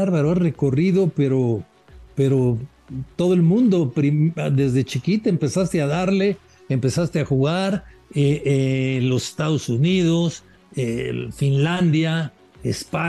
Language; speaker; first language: Spanish; native; Spanish